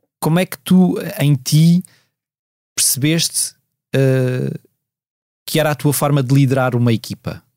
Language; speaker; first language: Portuguese; native; Portuguese